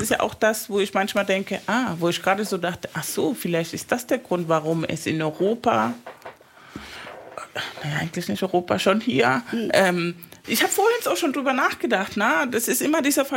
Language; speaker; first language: German; non-native, fluent; Spanish